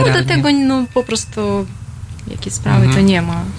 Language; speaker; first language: Polish; non-native, learner; Russian